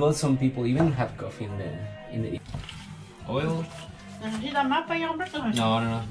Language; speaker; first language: English; non-native, fluent; Spanish